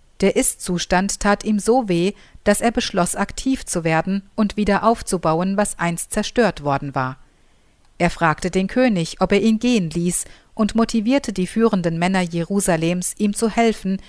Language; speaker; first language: German; native; German